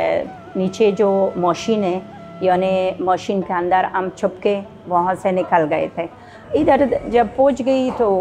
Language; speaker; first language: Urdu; non-native, fluent; Persian